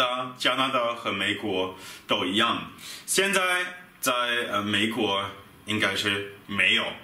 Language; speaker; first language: Chinese; non-native, fluent; German